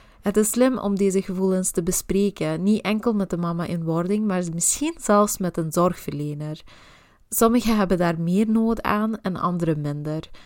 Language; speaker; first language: Dutch; non-native, local second language; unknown